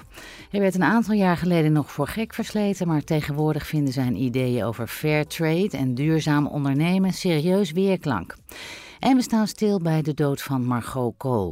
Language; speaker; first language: Dutch; native; Dutch